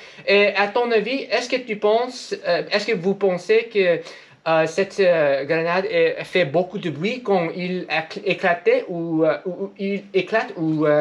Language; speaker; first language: French; non-native, learner; English